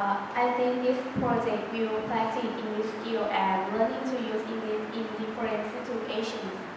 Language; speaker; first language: English; non-native, learner; Thai